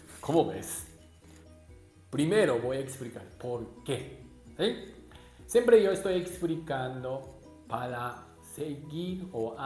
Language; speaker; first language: Spanish; non-native, learner; Japanese